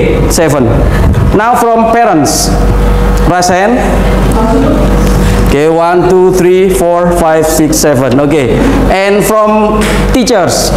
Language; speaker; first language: English; non-native, fluent; Indonesian